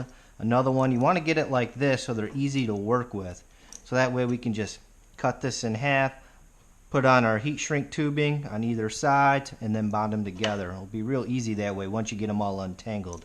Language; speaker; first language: English; native; English